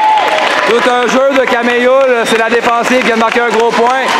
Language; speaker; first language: French; native; French